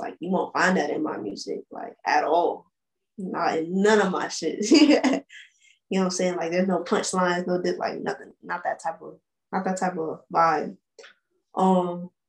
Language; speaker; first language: English; native; English